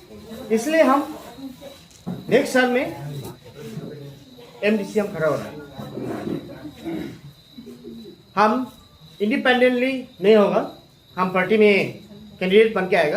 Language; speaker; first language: Hindi; non-native, local second language; Garo